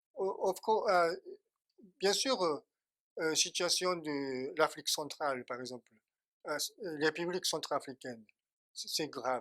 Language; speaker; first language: French; non-native, fluent; Japanese